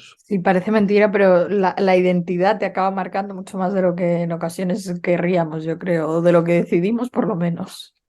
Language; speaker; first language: Spanish; native; Spanish